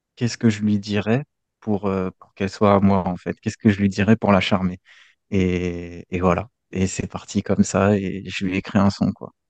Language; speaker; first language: French; native; French